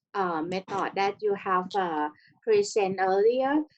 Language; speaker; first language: English; non-native, learner; Thai